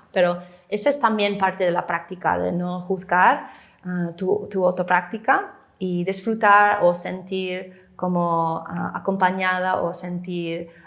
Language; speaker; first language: Spanish; non-native, fluent; English